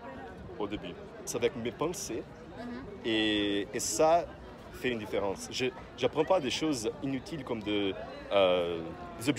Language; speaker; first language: French; non-native, fluent; Portuguese